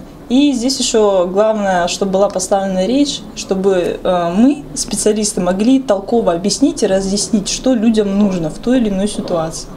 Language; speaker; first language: Russian; native; Russian